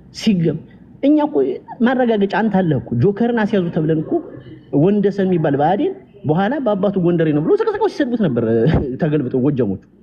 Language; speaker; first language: Amharic; native; Amharic